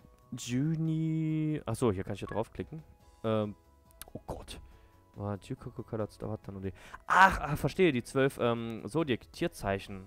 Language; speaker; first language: German; native; German